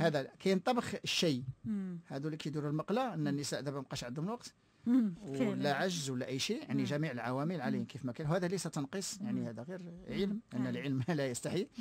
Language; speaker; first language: Arabic; native; Arabic